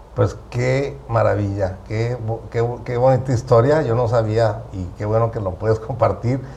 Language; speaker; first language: Spanish; native; Spanish